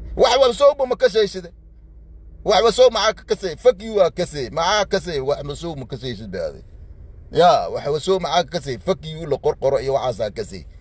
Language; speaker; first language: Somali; non-native, local second language; Swahili